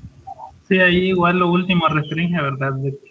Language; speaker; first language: Spanish; native; Spanish